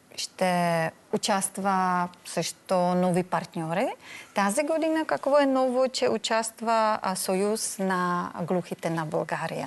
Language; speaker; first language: Bulgarian; non-native, learner; Czech